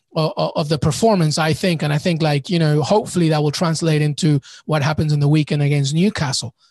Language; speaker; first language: English; early bilingual, other home language; Spanish